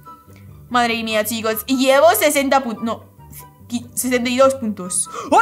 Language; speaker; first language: Spanish; non-native, fluent; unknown